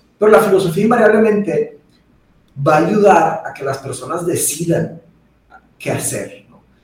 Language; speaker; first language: Spanish; early bilingual, other home language; Portuguese